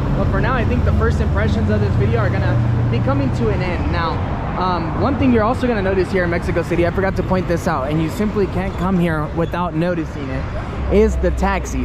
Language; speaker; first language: English; early bilingual, other home language; Spanish